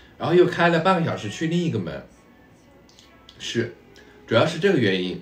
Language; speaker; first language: Chinese; native; Chinese